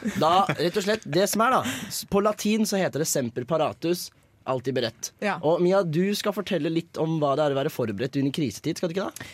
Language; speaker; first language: Norwegian; native; Norwegian